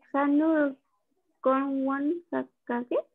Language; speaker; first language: Korean; non-native, learner; Spanish